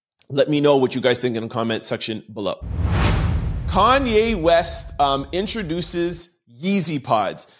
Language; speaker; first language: English; native; English